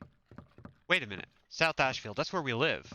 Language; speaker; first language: English; native; English